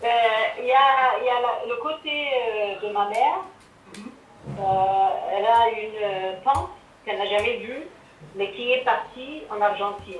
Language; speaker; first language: French; non-native, fluent; Arabic